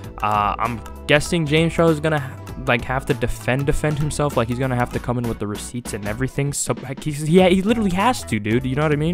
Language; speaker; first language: English; native; English